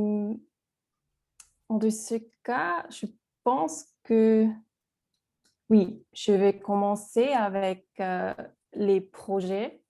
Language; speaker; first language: French; non-native, fluent; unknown